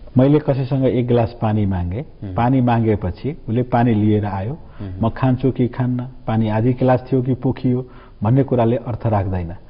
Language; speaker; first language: Nepali; non-native, local second language; Maithili